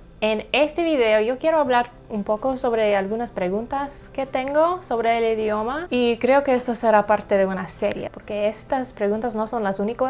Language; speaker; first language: Spanish; non-native, learner; English